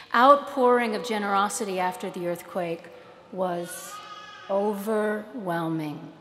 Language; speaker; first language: English; native; English